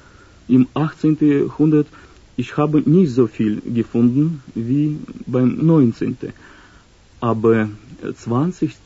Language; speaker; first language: German; non-native, learner; Russian